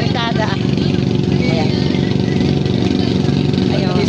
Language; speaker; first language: Filipino; native; Filipino